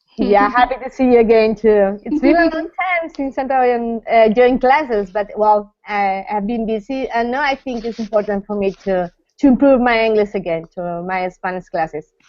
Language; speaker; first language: English; non-native, fluent; Spanish